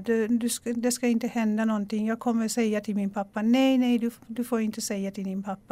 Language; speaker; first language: Swedish; non-native, fluent; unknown